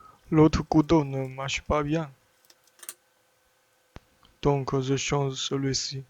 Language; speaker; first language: French; non-native, learner; Chinese